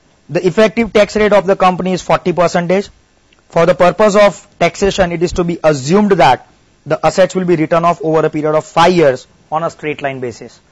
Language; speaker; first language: English; non-native, local second language; Gujarati